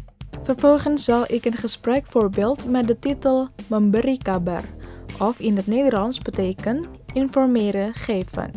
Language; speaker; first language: Dutch; non-native, learner; Indonesian